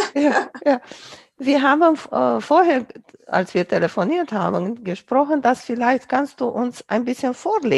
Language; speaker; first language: German; non-native, fluent; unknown